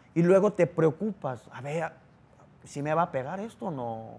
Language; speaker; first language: Spanish; early bilingual, other home language; Korean